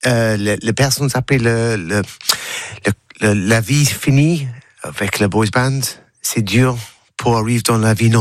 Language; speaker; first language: French; non-native, learner; English